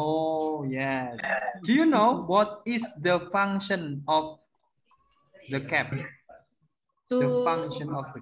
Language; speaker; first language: English; non-native, learner; Indonesian